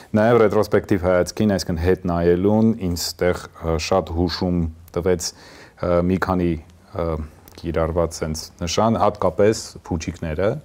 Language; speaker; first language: Armenian; native; Armenian